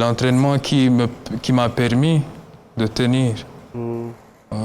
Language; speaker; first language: French; non-native, local second language; Kinyarwanda